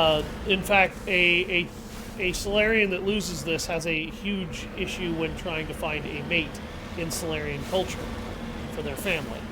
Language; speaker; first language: English; native; English